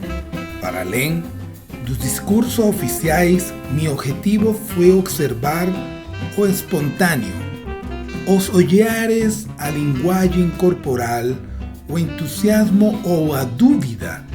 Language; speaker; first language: Portuguese; non-native, fluent; Spanish